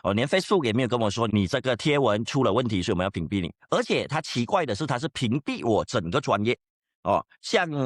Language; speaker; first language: Chinese; native; Chinese